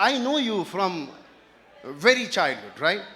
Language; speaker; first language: English; non-native, local second language; Nepali